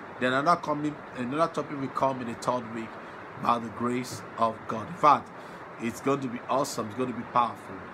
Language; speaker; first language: English; non-native, local second language; Yoruba